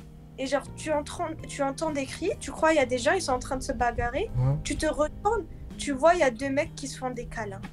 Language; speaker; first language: French; non-native, local second language; Arabic